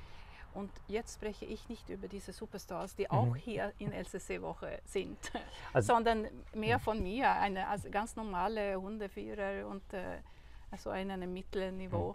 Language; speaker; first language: German; non-native, learner; Swedish